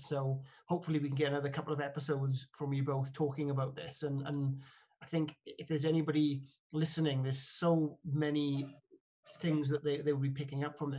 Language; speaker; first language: English; native; English